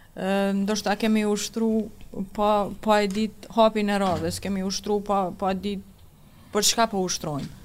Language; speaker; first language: Albanian; native; Albanian